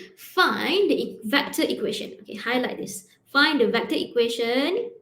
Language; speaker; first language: English; non-native, local second language; Malay